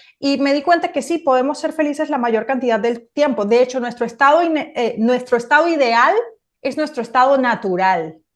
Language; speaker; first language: Spanish; native; Spanish